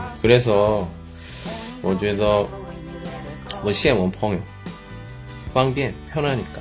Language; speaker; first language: Chinese; non-native, learner; Korean